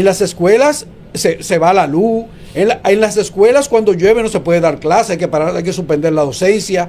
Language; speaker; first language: Spanish; native; Spanish